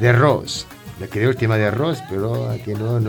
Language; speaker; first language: Catalan; non-native, learner; Riffian